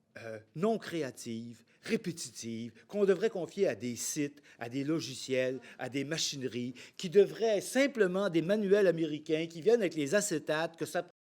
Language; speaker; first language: French; native; French